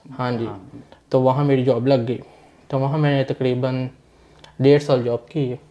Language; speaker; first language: Urdu; non-native, local second language; Punjabi